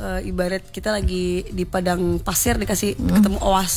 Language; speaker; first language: Indonesian; native; Indonesian